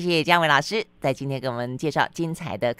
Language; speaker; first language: Chinese; native; Chinese